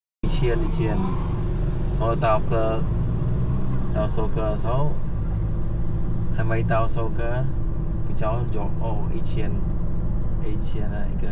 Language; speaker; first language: Chinese; non-native, learner; Vietnamese